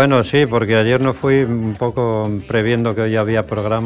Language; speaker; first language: Spanish; native; Spanish